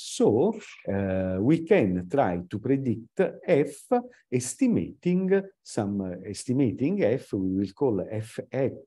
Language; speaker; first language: English; non-native, fluent; Italian